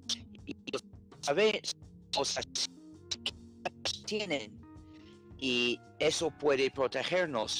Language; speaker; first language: Spanish; non-native, fluent; English